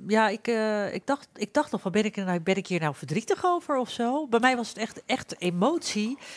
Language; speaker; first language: Dutch; early bilingual, other home language; Turkish